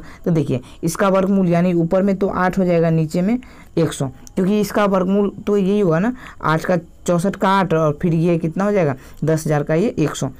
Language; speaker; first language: Hindi; native; Hindi